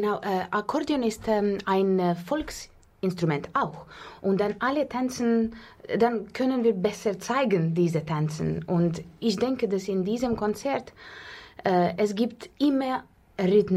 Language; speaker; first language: German; non-native, fluent; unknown